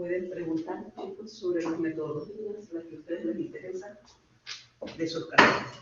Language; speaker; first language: Spanish; native; Spanish